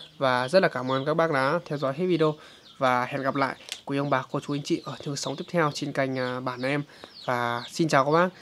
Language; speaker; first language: Vietnamese; native; Vietnamese